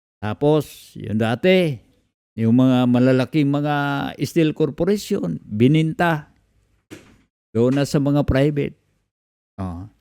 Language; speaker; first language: Filipino; non-native, local second language; Cebuano